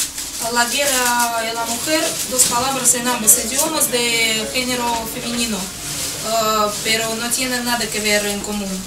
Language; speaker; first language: Spanish; non-native, fluent; Russian